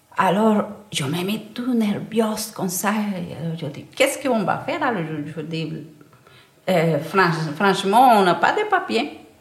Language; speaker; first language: French; non-native, learner; Spanish